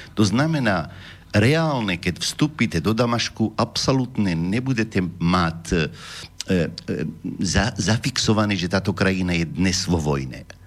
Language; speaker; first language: Slovak; non-native, fluent; Arabic